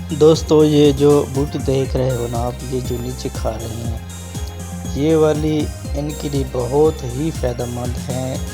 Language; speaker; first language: Urdu; non-native, local second language; Punjabi